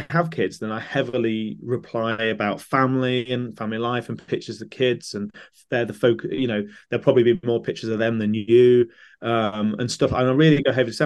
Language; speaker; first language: English; native; English